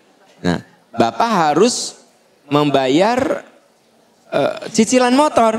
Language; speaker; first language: Indonesian; non-native, local second language; Sundanese